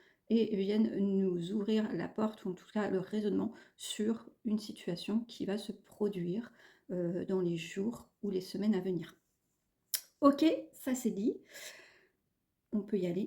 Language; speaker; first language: French; native; French